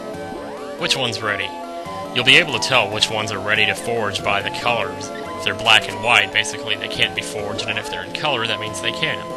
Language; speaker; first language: English; native; English